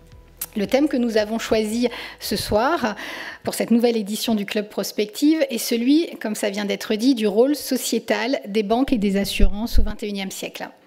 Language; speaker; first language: French; native; French